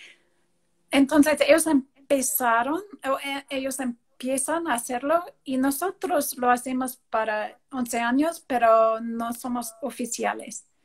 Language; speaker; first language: Spanish; non-native, fluent; English